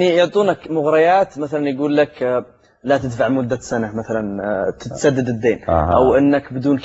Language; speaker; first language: Arabic; native; Arabic